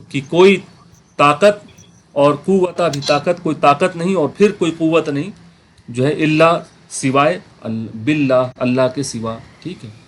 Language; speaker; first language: Urdu; native; Urdu